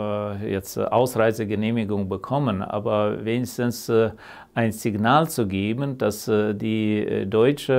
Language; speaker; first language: German; early bilingual, heritage; German